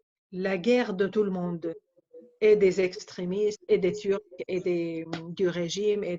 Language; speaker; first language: French; non-native, fluent; Arabic